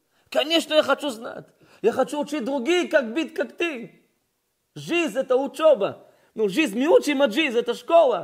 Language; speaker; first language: Russian; early bilingual, heritage; Russian